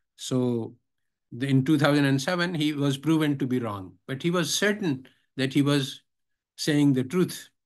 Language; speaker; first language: English; non-native, local second language; Urdu